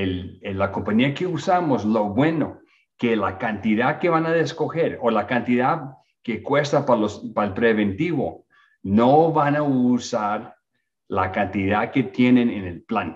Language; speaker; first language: Spanish; early bilingual, other home language; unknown